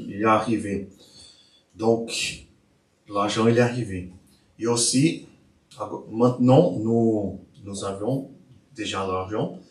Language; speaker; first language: French; non-native, learner; Portuguese